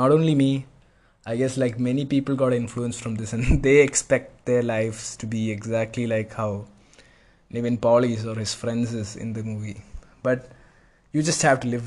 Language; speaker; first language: English; non-native, local second language; Malayalam